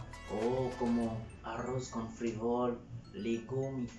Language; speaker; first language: Spanish; non-native, learner; Haitian Creole